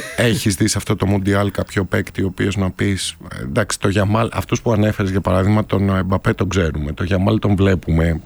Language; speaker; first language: Greek; native; Greek